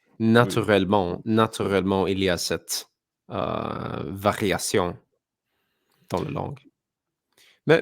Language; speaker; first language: French; non-native, fluent; English